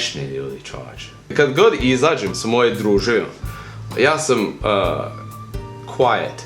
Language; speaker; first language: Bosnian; early bilingual, heritage; English